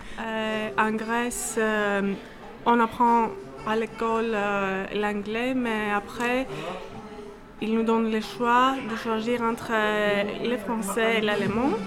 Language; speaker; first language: French; non-native, fluent; Greek